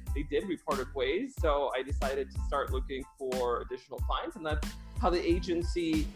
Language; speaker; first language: English; early bilingual, other home language; Russian